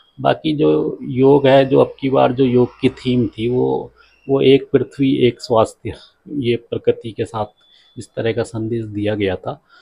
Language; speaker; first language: Hindi; native; Hindi